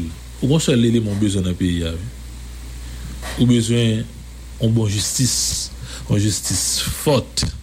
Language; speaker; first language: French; non-native, local second language; Haitian Creole